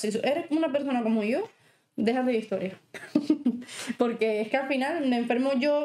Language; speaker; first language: Spanish; native; Spanish